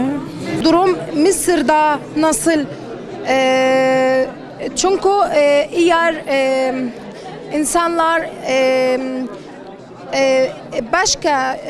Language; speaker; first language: Turkish; non-native, learner; Arabic